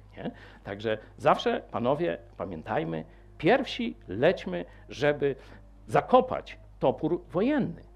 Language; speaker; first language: Polish; native; Polish